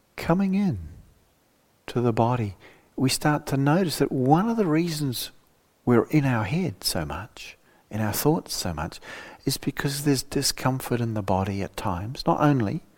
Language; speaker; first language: English; native; English